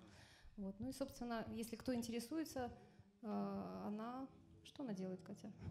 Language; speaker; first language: Russian; native; Russian